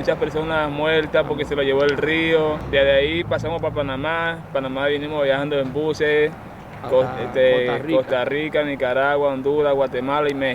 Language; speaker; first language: Spanish; native; Spanish